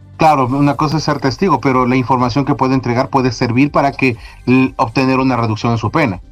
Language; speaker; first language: Spanish; native; Spanish